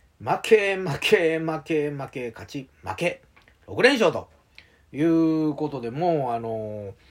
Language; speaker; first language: Japanese; native; Japanese